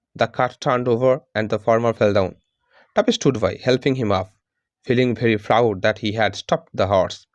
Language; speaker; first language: English; non-native, local second language; Bangla